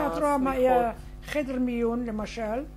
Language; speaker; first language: Hebrew; non-native, fluent; Arabic